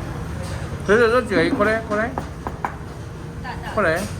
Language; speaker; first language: Japanese; native; Japanese